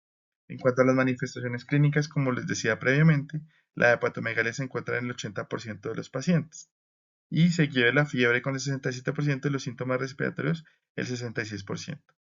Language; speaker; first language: Spanish; native; Spanish